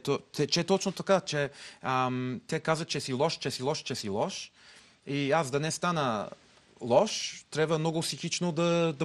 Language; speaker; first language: Bulgarian; non-native, learner; English